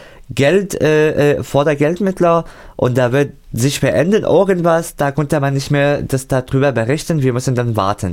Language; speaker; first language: German; non-native, fluent; Arabic